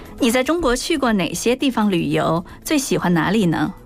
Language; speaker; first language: Chinese; native; Chinese